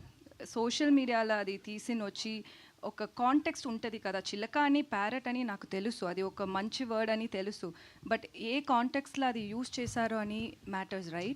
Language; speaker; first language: Telugu; non-native, learner; Tamil